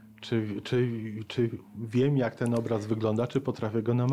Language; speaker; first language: Polish; native; Polish